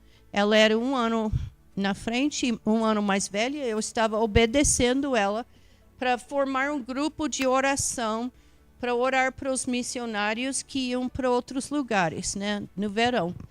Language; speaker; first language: Portuguese; non-native, fluent; English